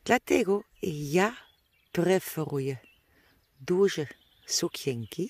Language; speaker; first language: Polish; non-native, learner; Dutch